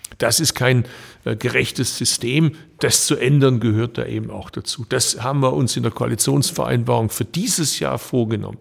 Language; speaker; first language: German; early bilingual, other home language; Turkish